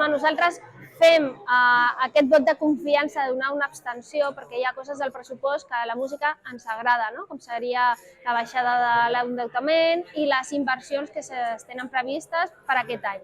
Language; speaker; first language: Catalan; native; Catalan